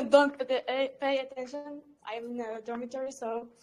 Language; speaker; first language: English; non-native, learner; Uzbek